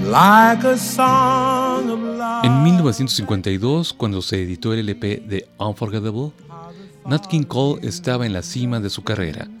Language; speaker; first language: Spanish; native; Spanish